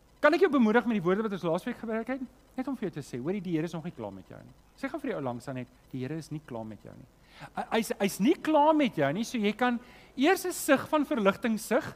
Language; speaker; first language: Afrikaans; native; Afrikaans